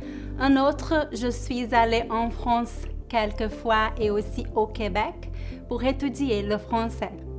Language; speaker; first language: French; non-native, fluent; Portuguese